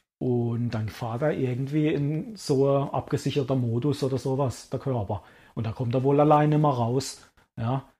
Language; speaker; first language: German; early bilingual, other home language; Italian